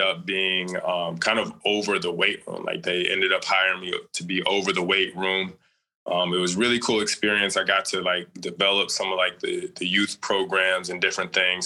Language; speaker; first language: English; native; English